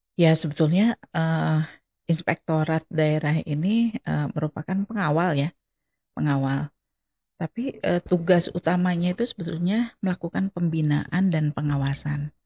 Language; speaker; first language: Indonesian; non-native, local second language; Sundanese